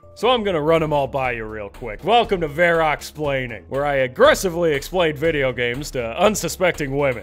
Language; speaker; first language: English; native; English